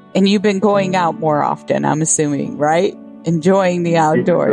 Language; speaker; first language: English; native; English